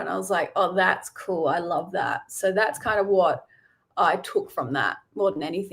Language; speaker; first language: English; native; English